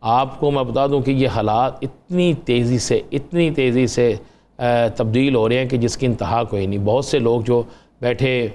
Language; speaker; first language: Urdu; non-native, local second language; Punjabi